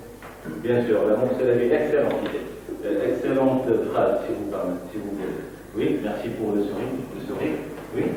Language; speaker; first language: French; non-native, local second language; Arabic